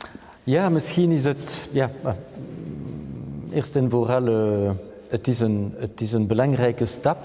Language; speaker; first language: Dutch; non-native, local second language; French